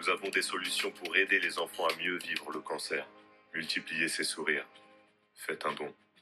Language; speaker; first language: French; native; French